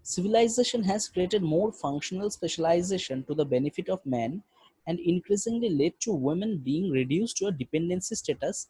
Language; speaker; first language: English; non-native, local second language; Bangla